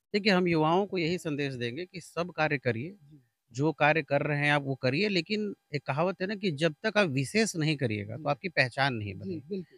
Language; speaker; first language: Hindi; native; Hindi